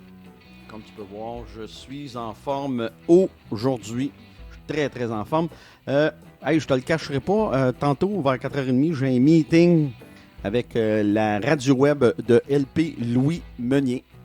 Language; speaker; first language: French; native; French